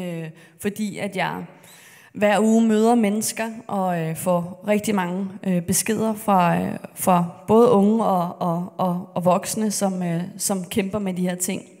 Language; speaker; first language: Danish; native; Danish